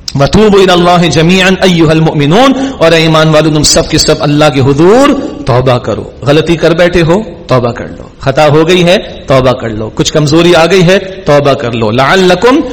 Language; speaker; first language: Urdu; native; Urdu